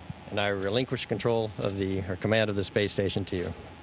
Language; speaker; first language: English; native; English